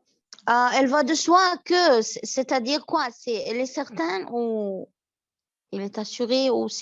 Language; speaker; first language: French; non-native, learner; Arabic